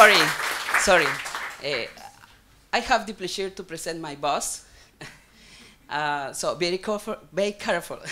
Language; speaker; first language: English; non-native, learner; Spanish